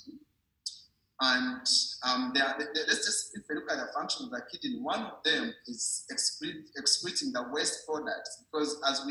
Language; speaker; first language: English; non-native, local second language; Ganda